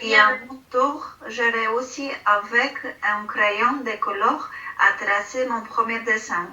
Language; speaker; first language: French; non-native, learner; Filipino